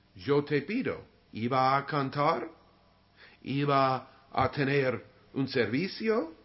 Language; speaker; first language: Spanish; non-native, learner; English